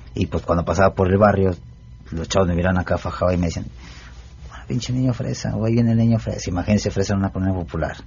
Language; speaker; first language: Spanish; native; Spanish